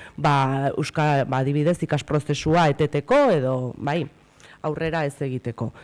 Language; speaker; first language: Basque; native; Basque